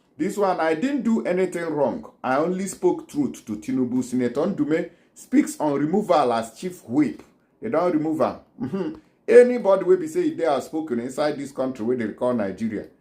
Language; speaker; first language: Nigerian Pidgin; native; Nigerian Pidgin